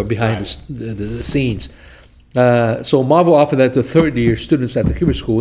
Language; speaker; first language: English; non-native, fluent; Portuguese